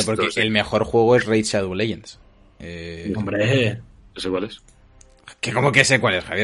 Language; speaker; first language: Spanish; native; Spanish